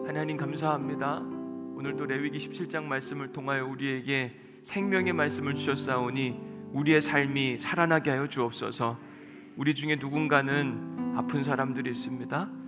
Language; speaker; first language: Korean; native; Korean